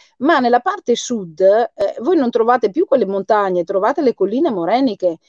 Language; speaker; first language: Italian; native; Italian